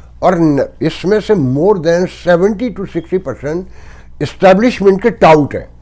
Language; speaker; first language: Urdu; native; Urdu